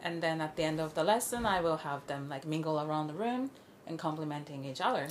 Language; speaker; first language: English; non-native, fluent; Japanese